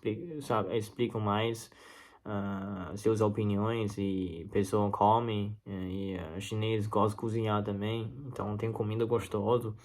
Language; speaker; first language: Portuguese; non-native, learner; Chinese